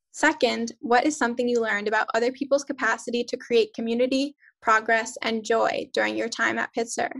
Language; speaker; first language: English; native; English